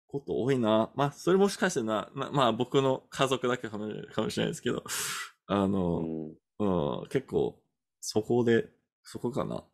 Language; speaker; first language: Japanese; non-native, fluent; English